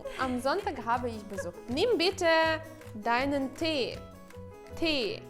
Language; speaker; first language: German; non-native, fluent; Ukrainian